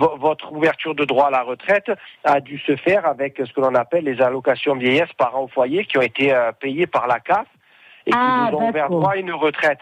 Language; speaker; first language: French; native; French